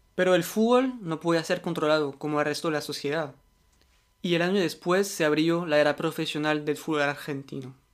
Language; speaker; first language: Spanish; non-native, fluent; French